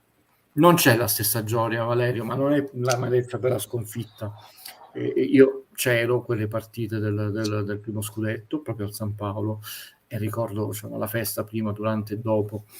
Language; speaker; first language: Italian; native; Italian